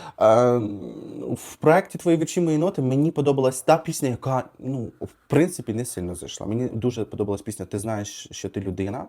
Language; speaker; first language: Ukrainian; native; Ukrainian